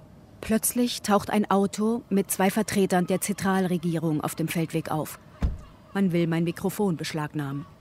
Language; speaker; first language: German; native; German